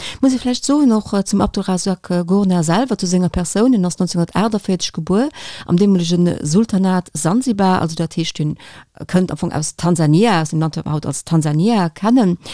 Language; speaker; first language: Luxembourgish; native; Luxembourgish